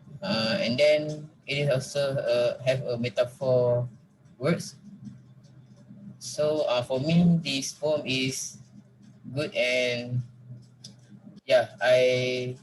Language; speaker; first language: English; non-native, local second language; Malay